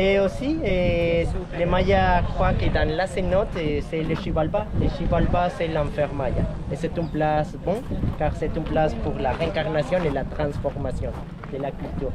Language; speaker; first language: French; non-native, learner; Spanish